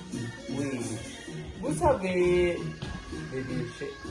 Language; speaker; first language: French; non-native, learner; Spanish